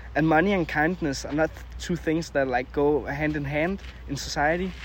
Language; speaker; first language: English; non-native, fluent; Danish